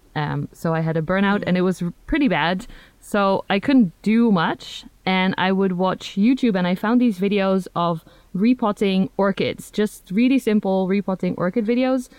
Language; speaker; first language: English; non-native, fluent; Dutch